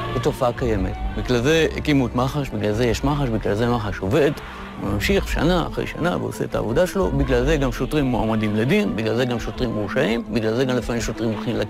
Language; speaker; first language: Hebrew; native; Hebrew